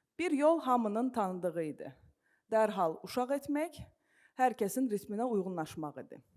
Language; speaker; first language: Azerbaijani; non-native, local second language; Russian